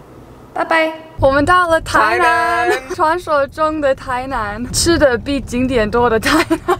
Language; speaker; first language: Chinese; non-native, fluent; English